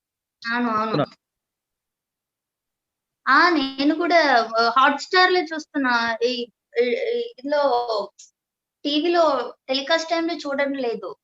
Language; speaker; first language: Telugu; non-native, learner; Malayalam